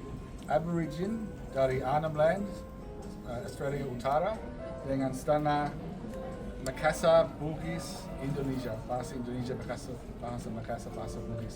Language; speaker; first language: Indonesian; non-native, fluent; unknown